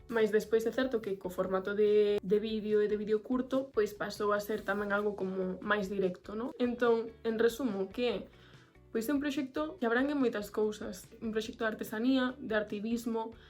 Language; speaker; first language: Galician; non-native, local second language; Spanish